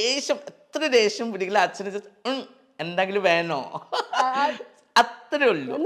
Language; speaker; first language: Malayalam; non-native, learner; Assamese